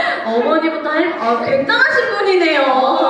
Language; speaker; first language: Korean; native; Korean